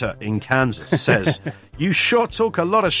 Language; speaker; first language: English; native; English